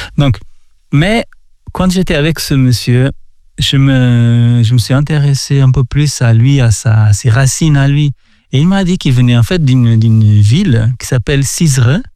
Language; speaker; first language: French; non-native, fluent; Portuguese